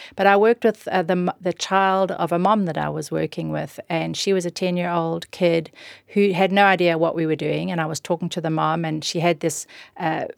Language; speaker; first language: English; native; English